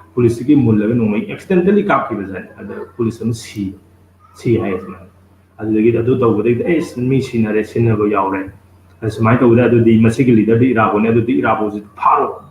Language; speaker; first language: Manipuri; native; Manipuri